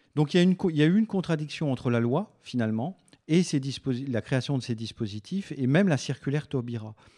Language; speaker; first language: French; native; French